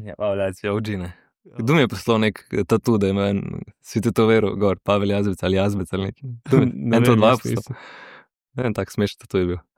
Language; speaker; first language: Slovenian; early bilingual, other home language; Serbian